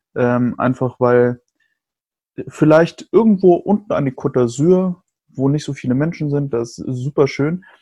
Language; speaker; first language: German; native; German